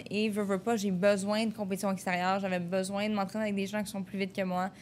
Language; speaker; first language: French; native; French